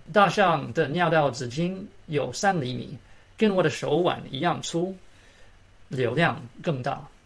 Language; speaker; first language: Chinese; early bilingual, heritage; Chinese